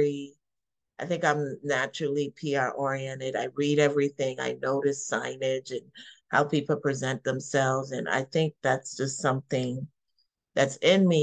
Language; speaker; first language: English; native; English